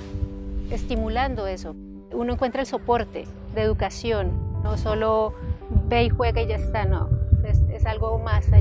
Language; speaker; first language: Spanish; native; Spanish